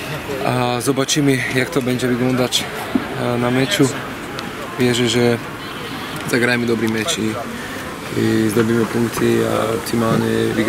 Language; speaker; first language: Polish; non-native, fluent; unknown